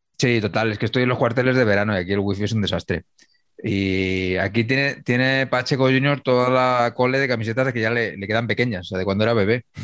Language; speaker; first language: Spanish; native; Spanish